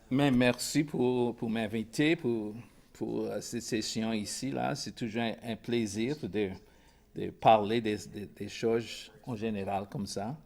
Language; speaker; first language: French; non-native, local second language; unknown